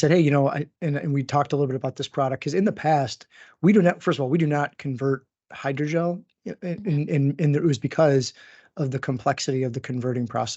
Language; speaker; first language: English; native; English